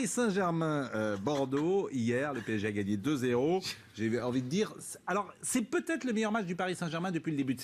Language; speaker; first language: French; native; French